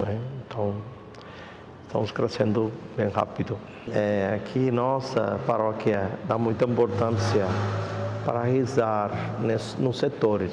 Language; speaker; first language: Portuguese; non-native, fluent; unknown